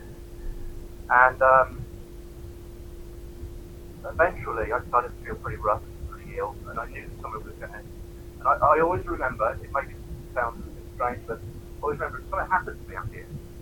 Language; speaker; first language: English; native; English